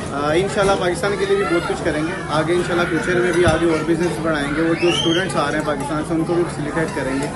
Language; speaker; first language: Urdu; non-native, local second language; Punjabi